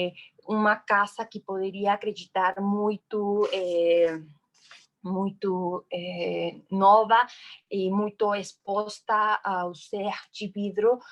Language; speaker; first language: Portuguese; non-native, fluent; Spanish